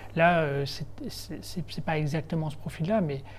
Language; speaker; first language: French; native; French